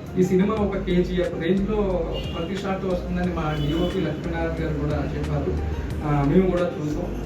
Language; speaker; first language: Telugu; native; Telugu